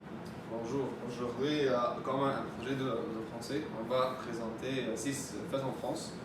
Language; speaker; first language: French; non-native, learner; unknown